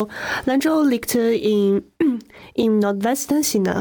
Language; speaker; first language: German; non-native, learner; Chinese